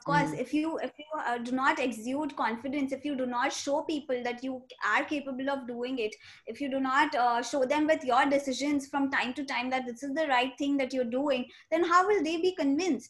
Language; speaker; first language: English; non-native, local second language; Hindi